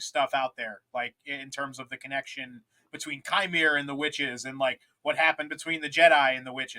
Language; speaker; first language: English; native; English